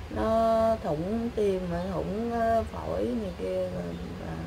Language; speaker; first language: Vietnamese; native; Vietnamese